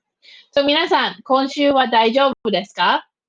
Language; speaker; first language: Japanese; non-native, fluent; English